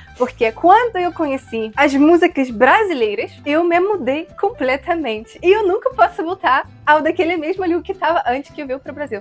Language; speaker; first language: Portuguese; non-native, fluent; Russian